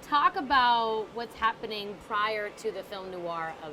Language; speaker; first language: English; native; English